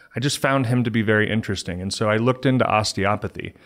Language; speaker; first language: English; native; English